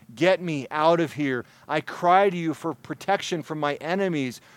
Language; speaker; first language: English; native; English